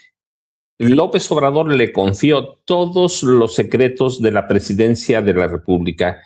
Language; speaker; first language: Spanish; native; Spanish